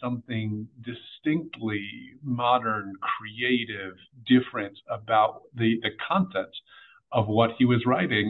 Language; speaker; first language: English; native; English